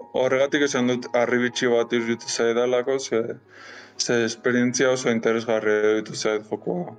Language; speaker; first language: Basque; non-native, learner; Spanish